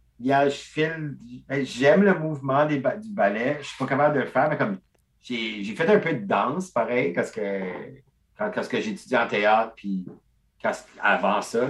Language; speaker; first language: French; non-native, local second language; English